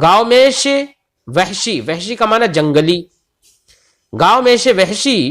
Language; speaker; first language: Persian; non-native, fluent; Urdu